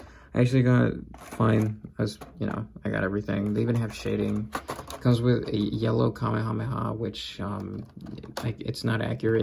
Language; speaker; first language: English; native; English